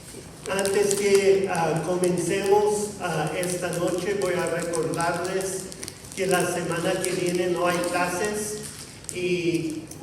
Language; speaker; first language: Spanish; non-native, fluent; English